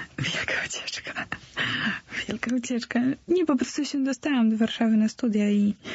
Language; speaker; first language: Polish; native; Polish